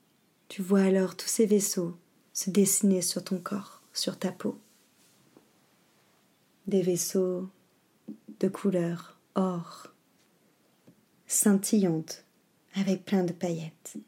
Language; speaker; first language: French; native; French